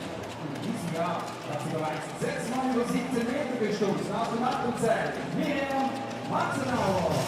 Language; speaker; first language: German; native; German